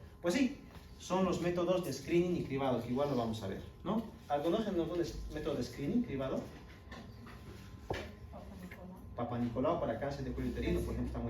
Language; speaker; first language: Spanish; native; Spanish